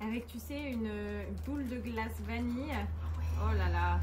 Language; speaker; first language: French; native; French